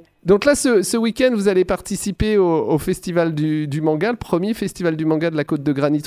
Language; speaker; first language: French; native; French